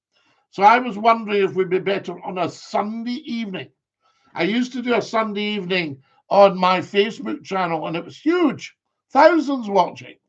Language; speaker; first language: English; native; English